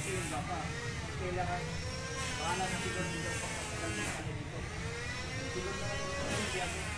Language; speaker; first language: Filipino; non-native, local second language; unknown